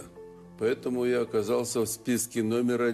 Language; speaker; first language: Russian; native; Russian